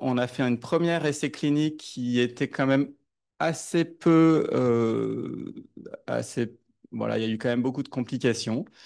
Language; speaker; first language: French; native; French